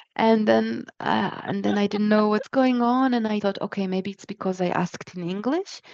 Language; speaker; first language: English; non-native, fluent; Hebrew